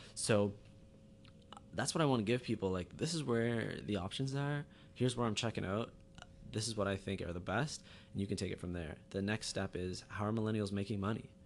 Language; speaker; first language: English; native; English